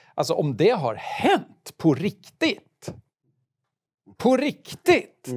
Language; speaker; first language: Swedish; native; Swedish